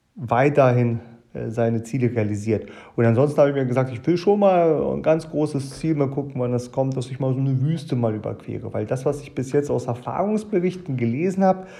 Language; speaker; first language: German; early bilingual, other home language; Russian